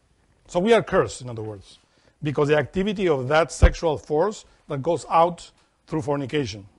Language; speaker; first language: English; non-native, fluent; Spanish